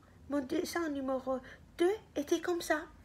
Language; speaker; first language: French; non-native, fluent; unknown